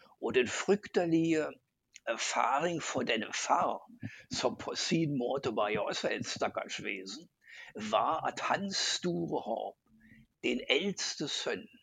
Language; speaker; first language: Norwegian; non-native, fluent; German